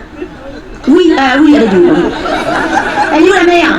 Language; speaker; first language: French; native; French